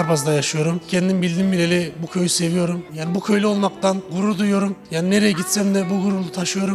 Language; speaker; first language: Turkish; native; Turkish